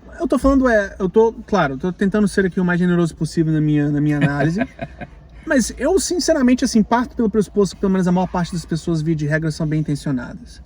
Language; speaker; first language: Portuguese; native; Portuguese